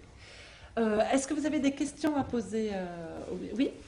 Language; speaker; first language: French; native; French